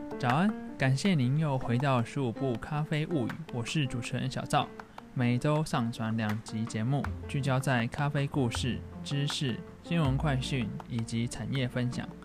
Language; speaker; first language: Chinese; native; Chinese